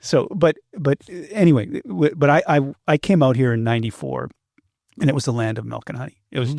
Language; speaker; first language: English; native; English